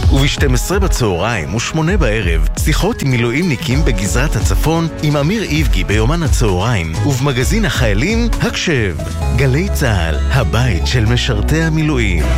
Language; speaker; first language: Hebrew; native; Hebrew